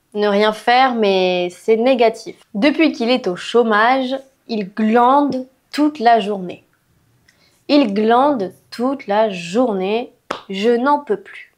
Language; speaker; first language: French; native; French